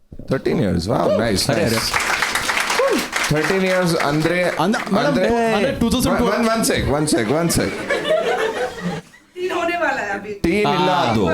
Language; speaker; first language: Kannada; non-native, local second language; Punjabi